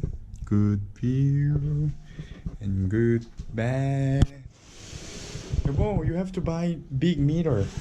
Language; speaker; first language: English; non-native, learner; Korean